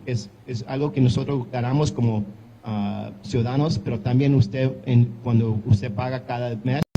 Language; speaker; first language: Spanish; early bilingual, heritage; English